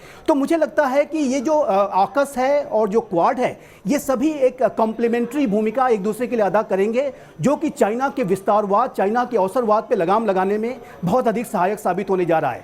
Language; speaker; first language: Hindi; native; Hindi